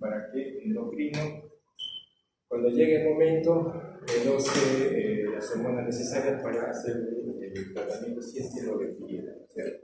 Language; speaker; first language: Spanish; native; Spanish